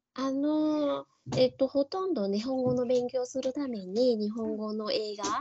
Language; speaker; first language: Japanese; non-native, fluent; Vietnamese